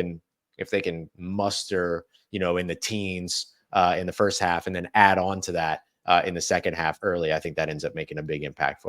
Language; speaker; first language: English; native; English